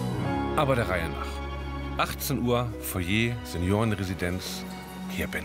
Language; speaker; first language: German; native; German